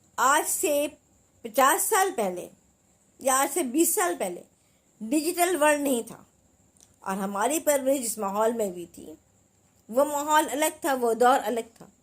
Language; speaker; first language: Urdu; native; Urdu